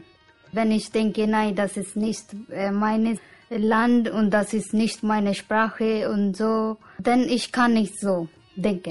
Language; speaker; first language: German; non-native, learner; Punjabi